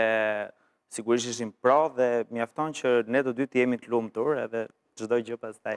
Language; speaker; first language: Albanian; native; Albanian